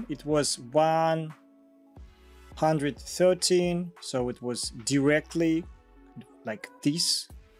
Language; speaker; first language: English; non-native, fluent; Russian